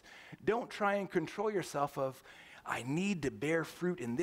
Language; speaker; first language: English; native; English